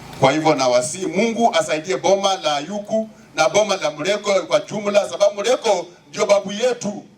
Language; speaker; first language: Swahili; non-native, local second language; Luyia